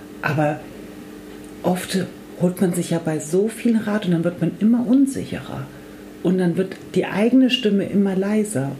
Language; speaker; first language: German; native; German